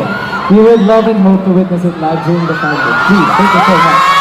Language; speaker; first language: English; non-native, local second language; Filipino